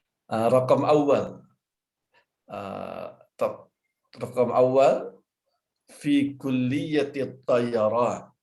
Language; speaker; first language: Arabic; non-native, learner; Indonesian